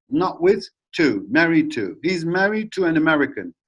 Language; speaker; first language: English; non-native, fluent; Turkish